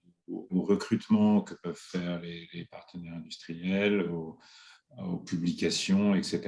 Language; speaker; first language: French; native; French